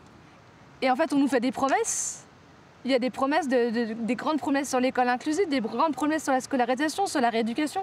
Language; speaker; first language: French; native; French